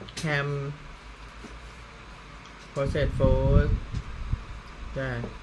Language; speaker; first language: English; non-native, learner; Thai